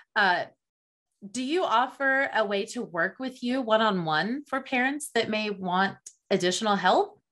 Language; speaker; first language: English; native; English